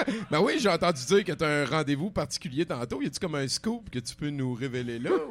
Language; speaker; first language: French; native; French